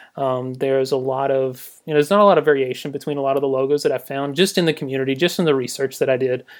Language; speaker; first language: English; native; English